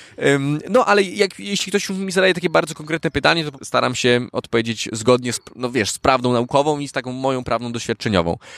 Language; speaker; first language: Polish; native; Polish